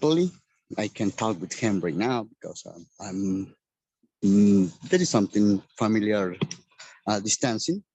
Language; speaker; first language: English; non-native, learner; Spanish